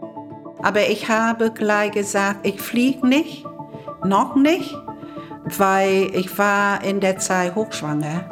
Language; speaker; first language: German; non-native, learner; Vietnamese